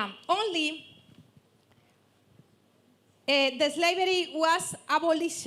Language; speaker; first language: English; non-native, learner; Spanish